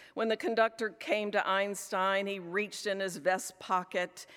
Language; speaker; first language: English; native; English